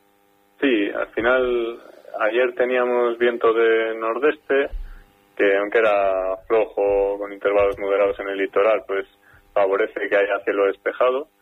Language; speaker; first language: Spanish; native; Spanish